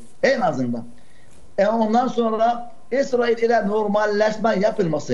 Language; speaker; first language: Turkish; non-native, fluent; Arabic